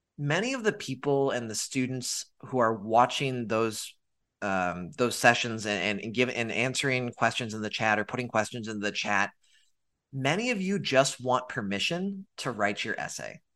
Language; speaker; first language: English; native; English